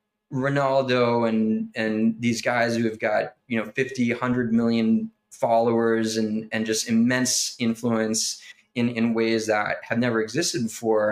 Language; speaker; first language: English; native; English